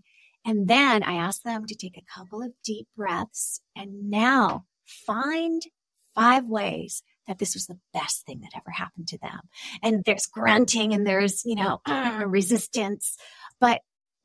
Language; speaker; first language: English; native; English